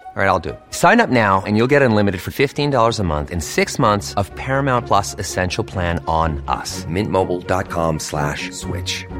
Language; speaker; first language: English; native; English